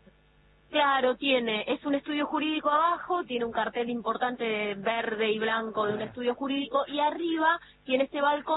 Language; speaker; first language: Spanish; native; Spanish